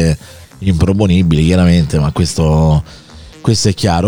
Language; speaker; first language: Italian; native; Italian